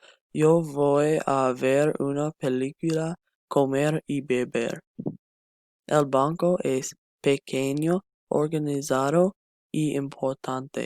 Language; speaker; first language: Spanish; non-native, learner; English